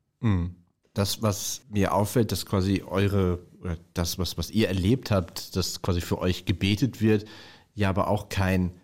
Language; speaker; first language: German; native; German